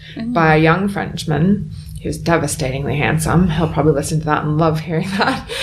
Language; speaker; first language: English; native; English